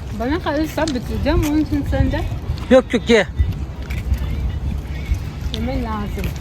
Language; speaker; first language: Turkish; non-native, fluent; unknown